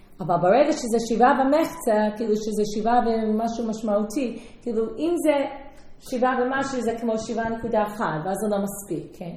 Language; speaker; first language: Hebrew; non-native, fluent; English